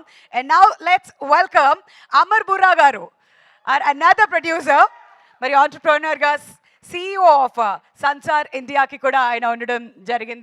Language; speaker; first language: Telugu; native; Telugu